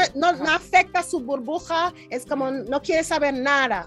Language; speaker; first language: Spanish; non-native, learner; English